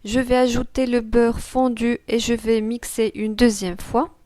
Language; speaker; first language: French; non-native, local second language; Arabic